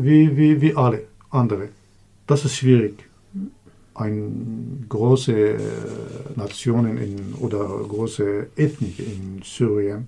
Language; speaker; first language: German; non-native, learner; Kurdish